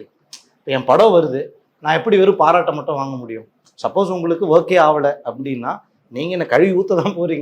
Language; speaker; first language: Tamil; native; Tamil